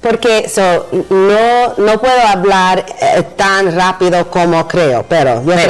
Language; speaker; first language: Spanish; non-native, learner; English